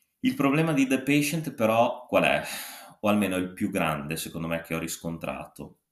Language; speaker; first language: Italian; native; Italian